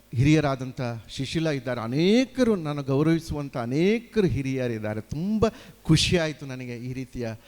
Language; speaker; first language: Kannada; native; Kannada